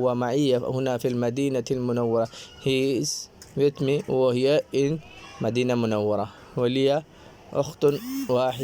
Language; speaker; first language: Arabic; non-native, fluent; Urdu